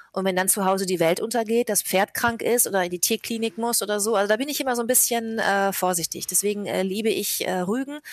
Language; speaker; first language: German; native; German